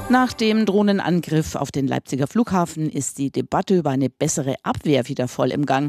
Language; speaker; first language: German; native; German